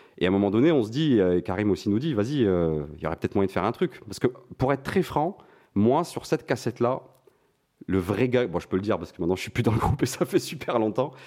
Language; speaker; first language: French; non-native, local second language; Arabic